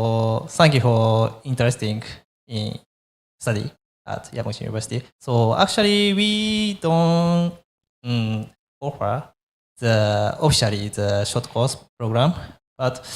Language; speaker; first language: English; non-native, learner; Japanese